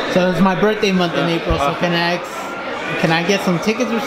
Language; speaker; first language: English; native; English